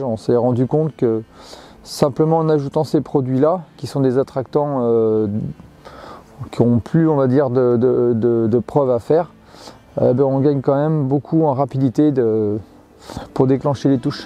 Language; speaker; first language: French; native; French